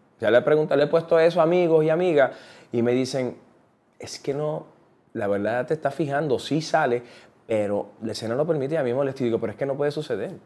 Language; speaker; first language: Spanish; native; Spanish